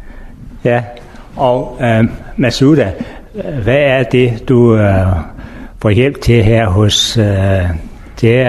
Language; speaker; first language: Danish; native; Danish